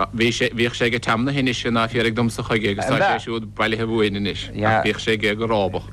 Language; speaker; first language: Irish; native; Irish